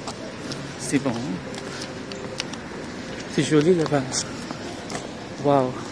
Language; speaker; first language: French; non-native, learner; Filipino